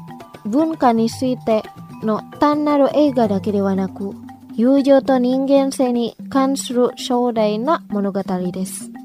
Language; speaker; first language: Japanese; non-native, fluent; Indonesian